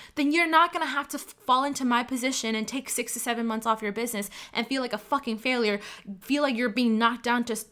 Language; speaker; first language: English; early bilingual, other home language; Cantonese